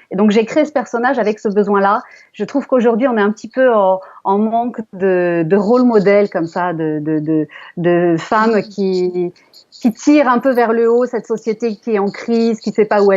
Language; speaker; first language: French; native; French